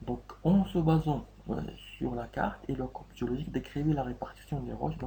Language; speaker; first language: French; non-native, local second language; Arabic